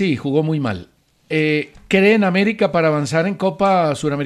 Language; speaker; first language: Spanish; native; Spanish